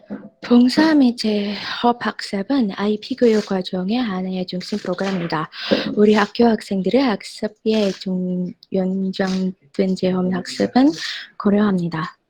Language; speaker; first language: Korean; non-native, fluent; Indonesian